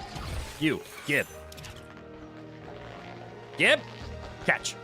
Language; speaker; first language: English; native; English